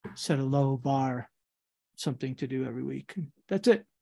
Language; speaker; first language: English; native; English